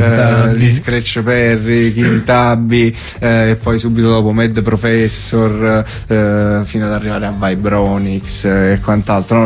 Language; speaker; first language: Italian; native; Italian